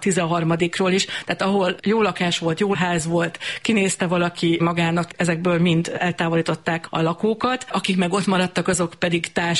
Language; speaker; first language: Hungarian; native; Hungarian